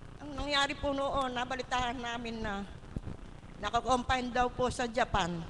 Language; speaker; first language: Filipino; native; Filipino